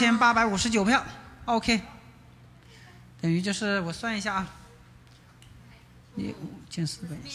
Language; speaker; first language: Chinese; native; Chinese